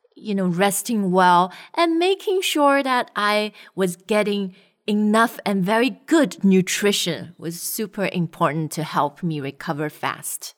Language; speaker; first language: English; non-native, fluent; Chinese